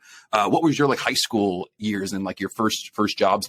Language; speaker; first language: English; native; English